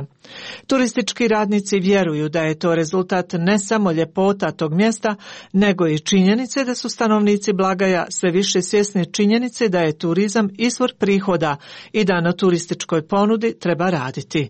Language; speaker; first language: Croatian; native; Croatian